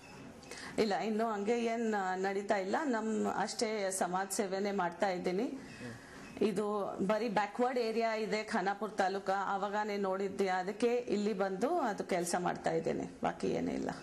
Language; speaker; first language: Kannada; non-native, learner; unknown